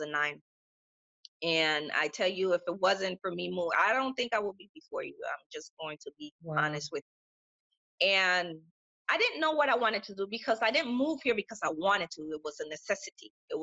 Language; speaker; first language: English; non-native, fluent; Spanish